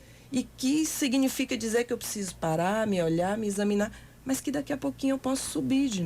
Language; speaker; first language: Portuguese; native; Portuguese